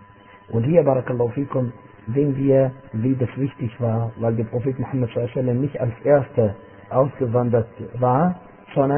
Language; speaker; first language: German; non-native, fluent; Arabic